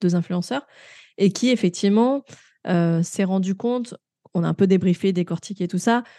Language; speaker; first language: French; native; French